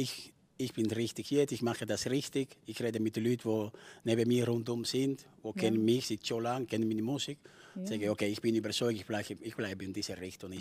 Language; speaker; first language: German; non-native, fluent; Spanish